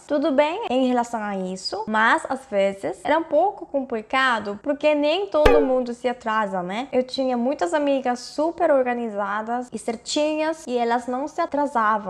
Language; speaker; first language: Portuguese; non-native, fluent; Korean